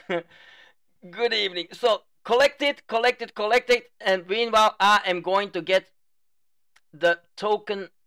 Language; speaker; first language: English; non-native, fluent; Dutch